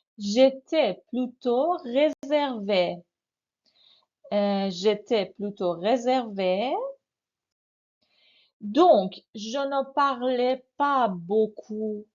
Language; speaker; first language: French; non-native, fluent; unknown